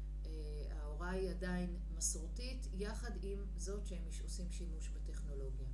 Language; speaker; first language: Hebrew; native; Hebrew